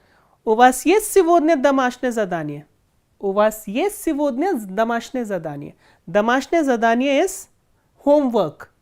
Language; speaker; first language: Russian; non-native, fluent; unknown